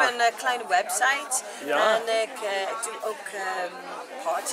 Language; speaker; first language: Dutch; non-native, fluent; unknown